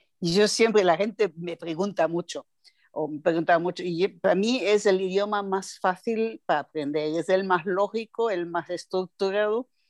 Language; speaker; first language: Spanish; non-native, fluent; German